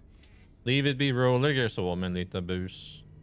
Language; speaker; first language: Swedish; non-native, fluent; English